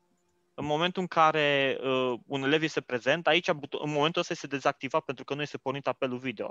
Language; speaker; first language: Romanian; native; Romanian